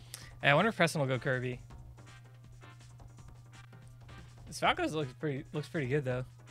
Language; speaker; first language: English; native; English